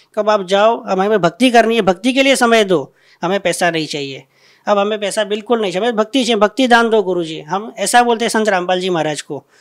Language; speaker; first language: Hindi; non-native, local second language; Gujarati